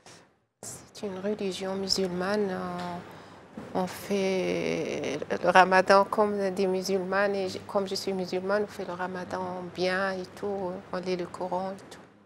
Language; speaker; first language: French; non-native, learner; Arabic